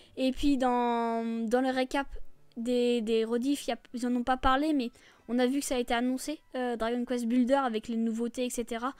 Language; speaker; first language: French; native; French